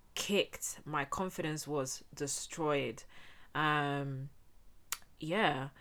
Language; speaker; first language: English; early bilingual, heritage; Spanish